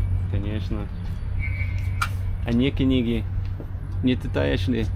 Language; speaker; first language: Russian; non-native, learner; English